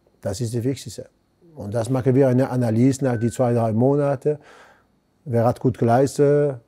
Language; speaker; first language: German; non-native, fluent; French